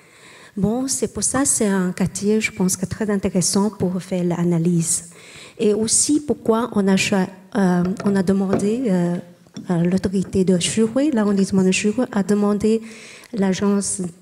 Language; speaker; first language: French; non-native, learner; Chinese